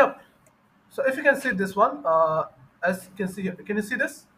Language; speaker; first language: English; non-native, fluent; Bangla